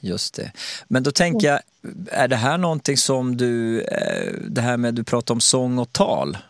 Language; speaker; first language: Swedish; native; Swedish